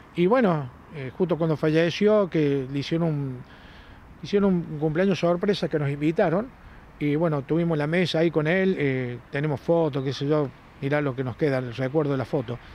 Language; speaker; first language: Spanish; native; Spanish